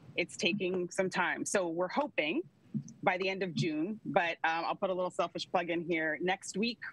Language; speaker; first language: English; native; English